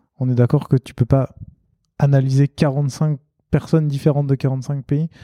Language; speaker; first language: French; native; French